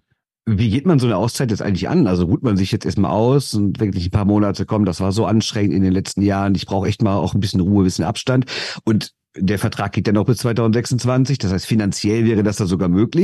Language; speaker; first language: German; native; German